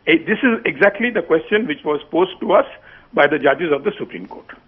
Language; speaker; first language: English; non-native, local second language; Bangla